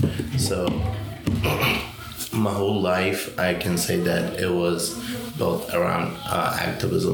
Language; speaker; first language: English; non-native, fluent; Persian